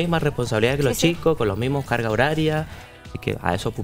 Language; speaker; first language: Spanish; native; Spanish